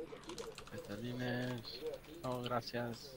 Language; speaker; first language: Spanish; native; Spanish